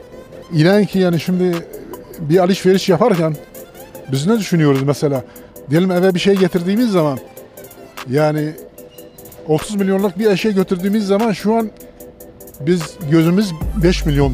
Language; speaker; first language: Turkish; non-native, local second language; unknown